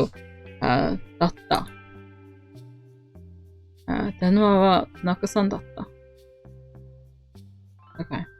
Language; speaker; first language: Japanese; non-native, learner; Norwegian